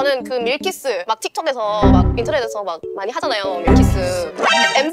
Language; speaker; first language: Korean; non-native, fluent; Thai